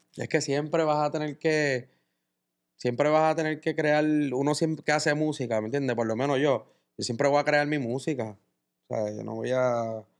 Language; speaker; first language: Spanish; native; Spanish